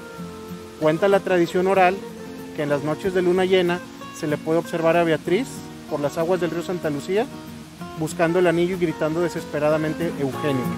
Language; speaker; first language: Spanish; native; Spanish